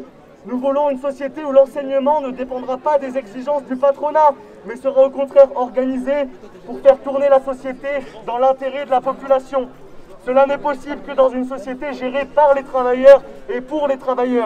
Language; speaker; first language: French; native; French